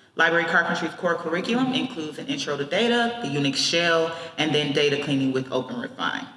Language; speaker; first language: English; native; English